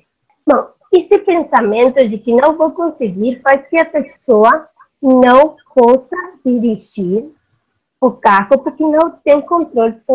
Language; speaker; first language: Portuguese; non-native, learner; Spanish